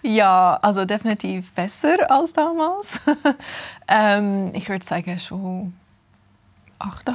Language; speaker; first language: German; early bilingual, heritage; English